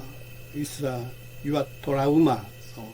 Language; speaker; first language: English; non-native, learner; Japanese